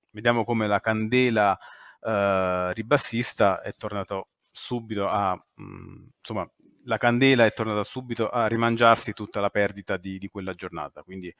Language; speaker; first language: Italian; native; Italian